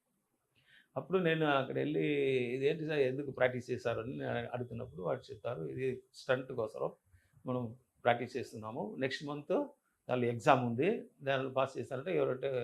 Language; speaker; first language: Telugu; non-native, learner; Tamil